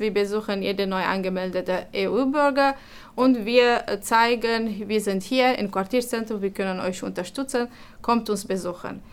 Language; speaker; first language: German; non-native, fluent; Romanian